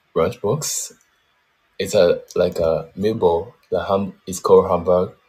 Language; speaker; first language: English; non-native, learner; Japanese